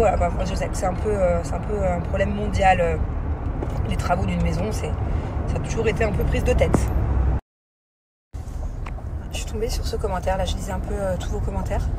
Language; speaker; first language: French; native; French